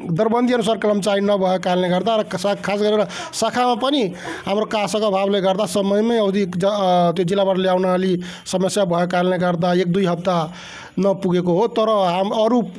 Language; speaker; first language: Nepali; non-native, local second language; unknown